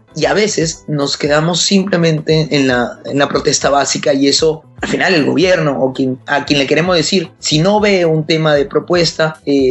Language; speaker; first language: Spanish; native; Spanish